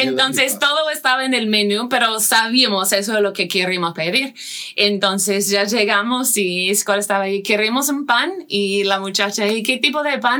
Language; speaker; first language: Spanish; non-native, fluent; English